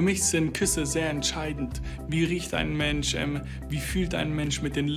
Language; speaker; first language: German; native; German